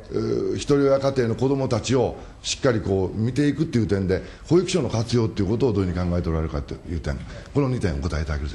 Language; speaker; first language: Japanese; native; Japanese